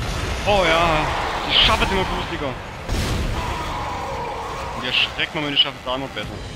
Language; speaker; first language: German; native; German